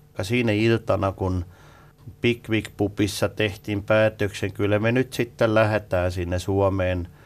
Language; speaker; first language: Finnish; non-native, fluent; Swiss German